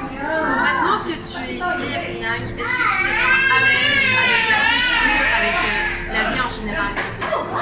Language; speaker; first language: French; non-native, local second language; Japanese